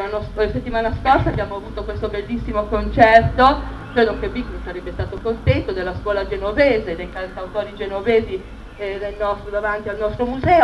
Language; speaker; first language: Italian; native; Italian